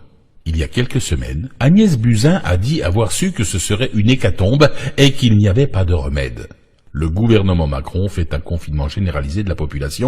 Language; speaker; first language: French; native; French